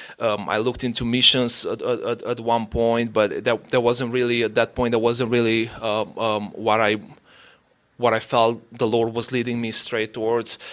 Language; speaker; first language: English; non-native, fluent; Romanian